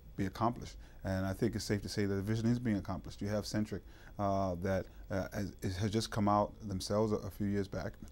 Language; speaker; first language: English; native; English